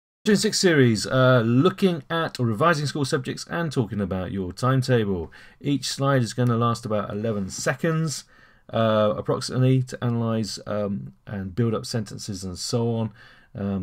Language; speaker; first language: English; native; English